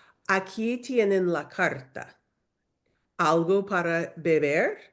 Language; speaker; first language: Spanish; non-native, learner; English